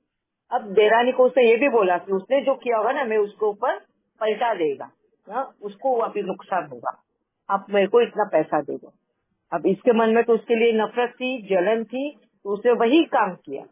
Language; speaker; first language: Hindi; native; Hindi